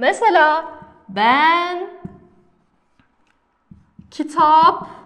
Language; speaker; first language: Turkish; non-native, fluent; Kazakh